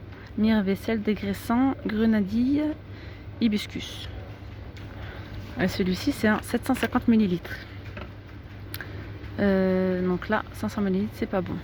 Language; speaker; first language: French; native; French